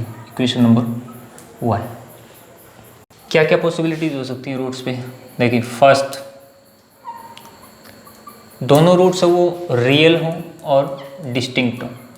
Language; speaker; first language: Hindi; native; Hindi